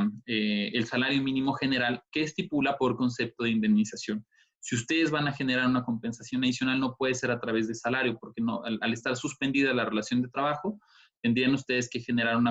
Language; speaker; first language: Spanish; native; Spanish